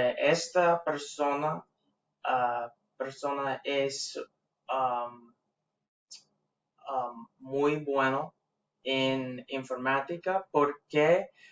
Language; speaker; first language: Spanish; non-native, learner; English